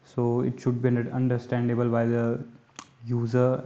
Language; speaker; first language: English; non-native, local second language; Hindi